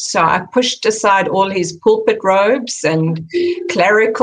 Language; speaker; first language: English; native; English